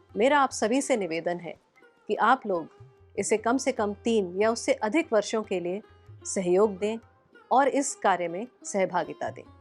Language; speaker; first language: Hindi; native; Hindi